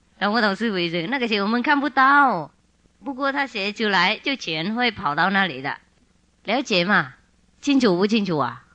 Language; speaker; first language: Chinese; non-native, fluent; Vietnamese